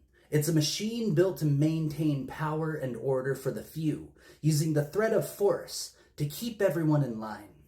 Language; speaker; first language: English; native; English